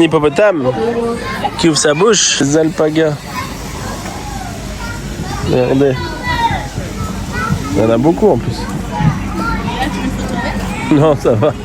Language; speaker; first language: French; native; French